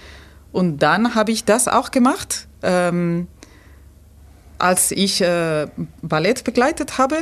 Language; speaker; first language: German; non-native, fluent; Spanish